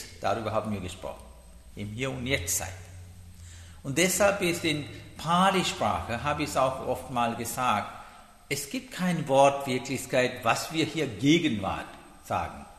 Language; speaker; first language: German; non-native, learner; Sinhala